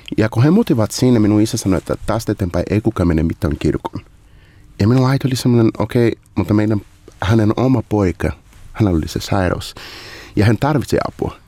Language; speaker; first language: Finnish; non-native, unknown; Portuguese